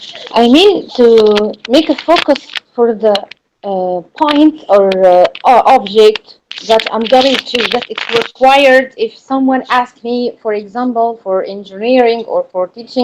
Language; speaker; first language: English; non-native, learner; Arabic